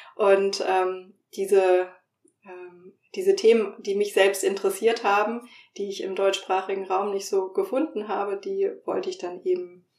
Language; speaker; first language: German; native; German